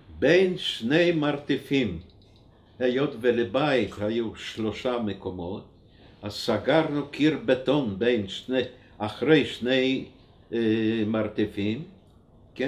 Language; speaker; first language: Hebrew; non-native, fluent; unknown